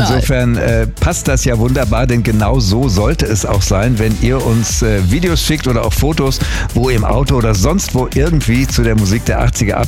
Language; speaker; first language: German; native; German